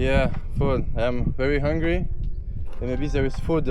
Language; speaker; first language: English; non-native, learner; French